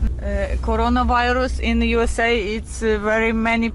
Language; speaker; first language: English; non-native, learner; Russian